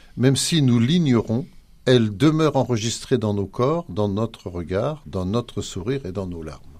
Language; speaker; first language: French; native; French